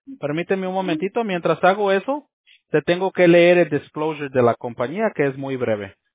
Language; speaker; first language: Spanish; early bilingual, heritage; Spanish